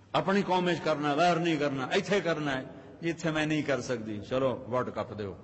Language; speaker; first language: Urdu; non-native, local second language; Punjabi